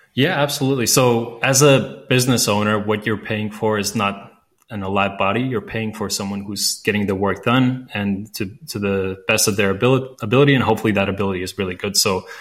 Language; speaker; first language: English; non-native, fluent; Latvian